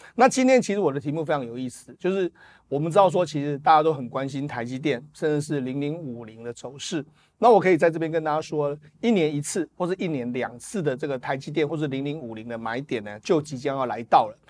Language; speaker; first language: Chinese; native; Chinese